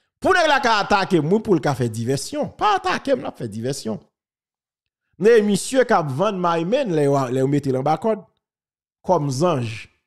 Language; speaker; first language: French; non-native, local second language; Haitian Creole